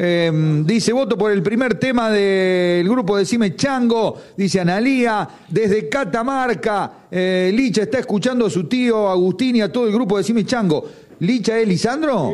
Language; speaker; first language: Spanish; native; Spanish